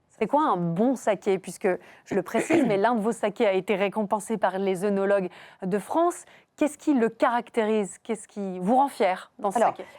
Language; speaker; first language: French; native; French